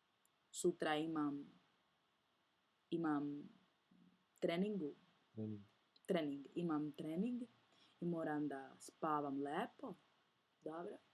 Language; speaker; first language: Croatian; non-native, learner; Spanish